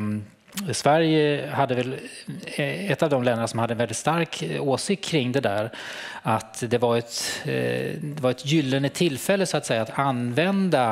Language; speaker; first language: Swedish; native; Swedish